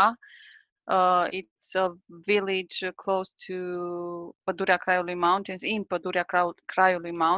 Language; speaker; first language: English; non-native, learner; Romanian